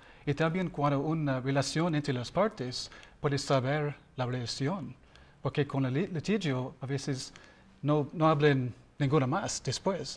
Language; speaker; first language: Spanish; non-native, learner; English